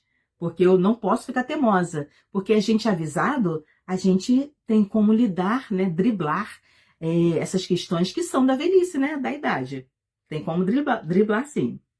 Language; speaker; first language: Portuguese; native; Portuguese